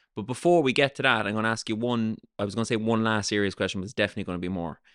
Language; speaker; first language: English; native; English